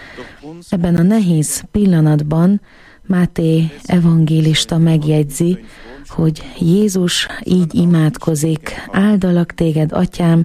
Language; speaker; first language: Hungarian; native; Hungarian